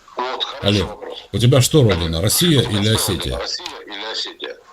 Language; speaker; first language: Russian; native; Russian